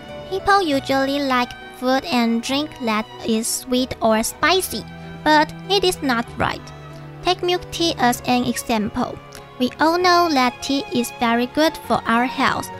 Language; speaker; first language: English; non-native, learner; Chinese